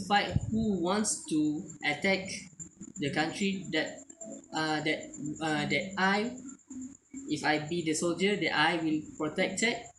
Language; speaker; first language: English; non-native, learner; Malay